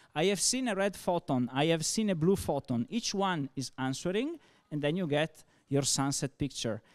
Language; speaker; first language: English; non-native, fluent; Italian